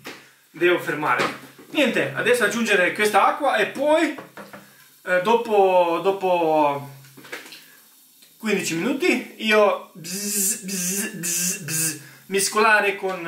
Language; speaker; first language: Italian; non-native, learner; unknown